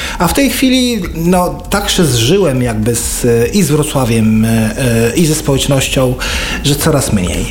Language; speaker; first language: Polish; non-native, fluent; Arabic